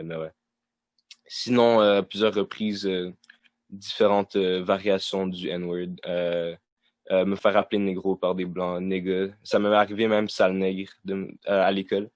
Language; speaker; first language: French; native; French